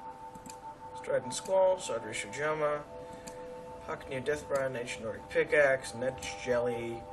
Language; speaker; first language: English; native; English